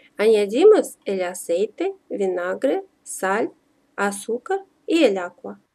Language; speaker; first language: Spanish; non-native, fluent; Russian